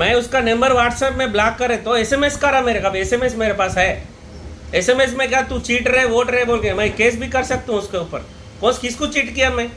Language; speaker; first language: Hindi; non-native, local second language; Telugu